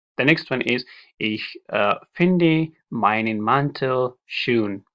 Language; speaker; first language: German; non-native, learner; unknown